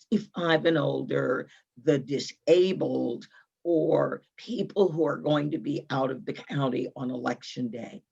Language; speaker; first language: English; native; English